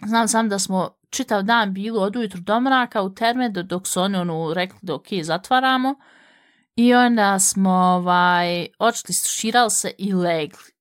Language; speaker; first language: Bosnian; early bilingual, heritage; Bosnian